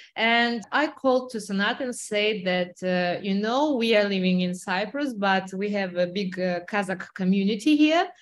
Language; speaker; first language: English; non-native, fluent; Russian